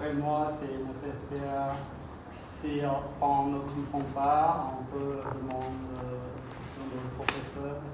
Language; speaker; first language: French; non-native, learner; Khmer